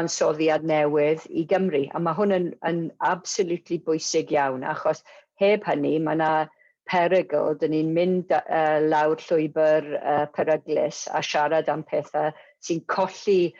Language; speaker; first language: Welsh; non-native, local second language; English